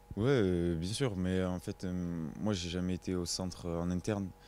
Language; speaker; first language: French; native; French